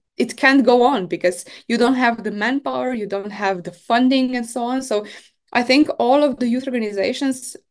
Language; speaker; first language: English; non-native, fluent; Slovenian